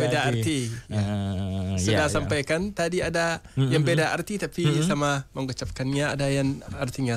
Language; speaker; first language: Indonesian; non-native, learner; Hausa